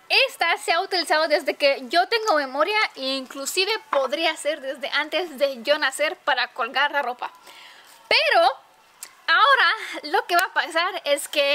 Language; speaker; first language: Spanish; non-native, fluent; Romanian